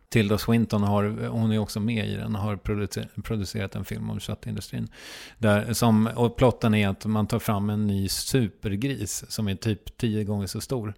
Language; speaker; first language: Swedish; native; Swedish